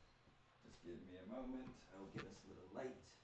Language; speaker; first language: English; native; English